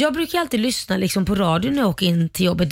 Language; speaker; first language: Swedish; native; Swedish